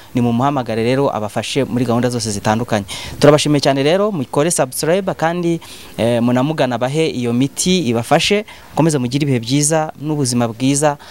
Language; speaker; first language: Kinyarwanda; native; Kinyarwanda